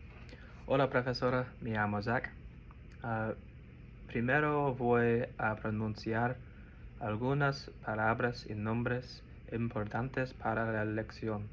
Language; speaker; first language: Spanish; non-native, learner; English